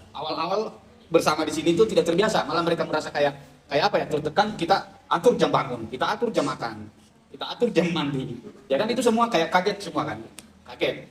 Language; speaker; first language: Indonesian; non-native, local second language; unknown